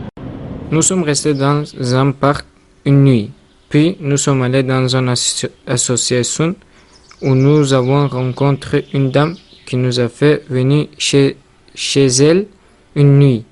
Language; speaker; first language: French; non-native, learner; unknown